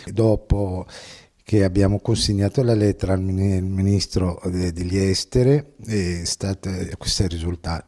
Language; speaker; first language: Italian; non-native, fluent; Arabic